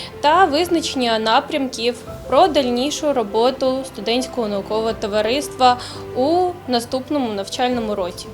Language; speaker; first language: Ukrainian; native; Ukrainian